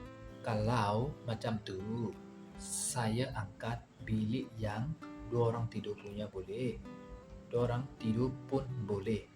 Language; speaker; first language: Indonesian; non-native, fluent; Burmese